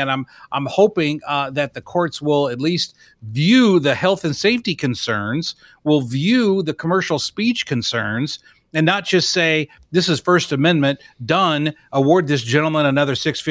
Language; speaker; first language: English; native; English